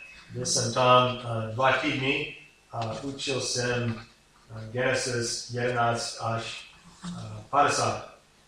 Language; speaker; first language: Czech; non-native, learner; English